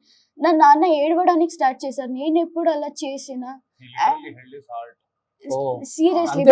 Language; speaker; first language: Telugu; non-native, local second language; Kannada